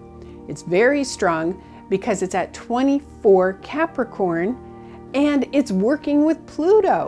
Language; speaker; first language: English; native; English